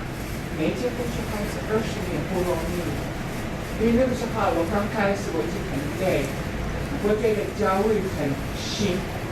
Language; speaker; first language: Chinese; non-native, fluent; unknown